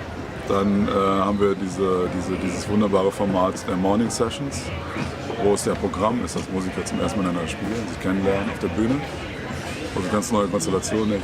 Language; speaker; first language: German; native; German